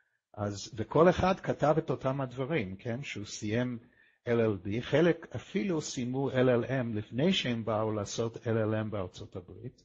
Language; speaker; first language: Hebrew; non-native, fluent; English